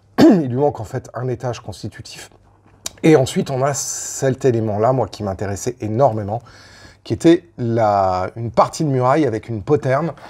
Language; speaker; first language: French; native; French